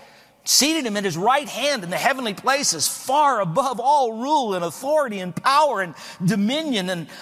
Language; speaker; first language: English; native; English